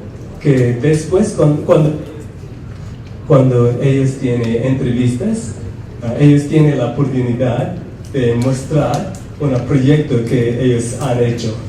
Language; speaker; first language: Spanish; non-native, fluent; English